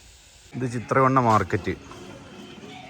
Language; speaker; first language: Malayalam; native; Malayalam